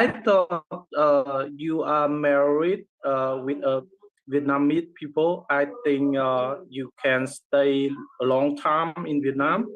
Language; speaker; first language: English; non-native, learner; Vietnamese